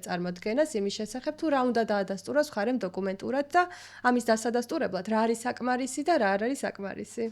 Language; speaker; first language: Georgian; native; Georgian